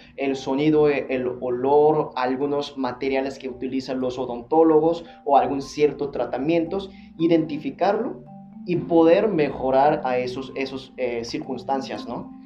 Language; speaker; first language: Spanish; non-native, fluent; Korean